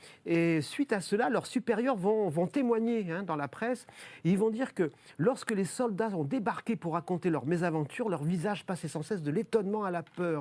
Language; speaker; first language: French; native; French